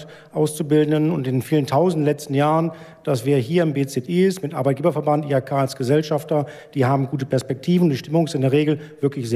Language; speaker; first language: German; native; German